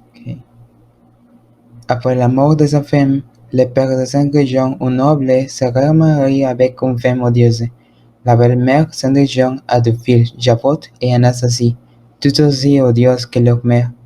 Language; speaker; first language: French; non-native, learner; Spanish